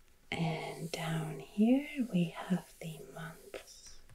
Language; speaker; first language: English; non-native, fluent; German